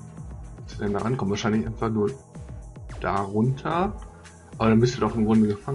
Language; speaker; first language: German; native; German